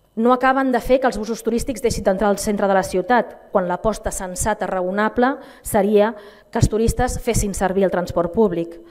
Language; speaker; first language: Catalan; native; Catalan